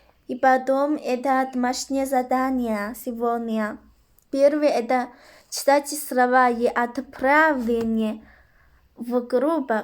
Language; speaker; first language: Russian; non-native, local second language; Kyrgyz